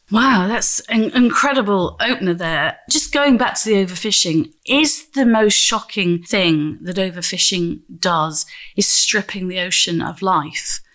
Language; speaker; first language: English; native; English